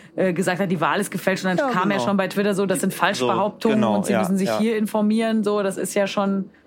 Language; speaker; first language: German; native; German